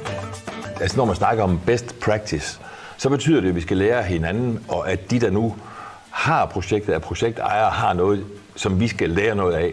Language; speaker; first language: Danish; native; Danish